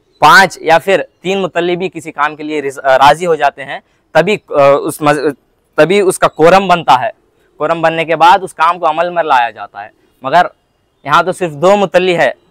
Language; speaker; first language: Hindi; non-native, local second language; Urdu